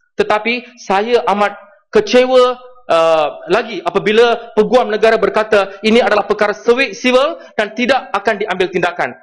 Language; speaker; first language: Malay; non-native, local second language; Tamil